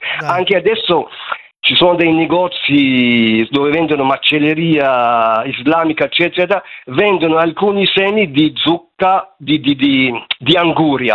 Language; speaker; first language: Italian; non-native, fluent; Arabic